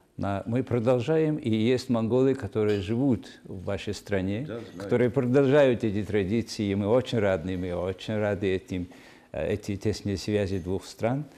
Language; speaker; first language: Russian; non-native, fluent; Mongolian